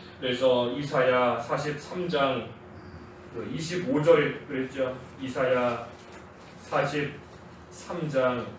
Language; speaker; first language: Korean; native; Korean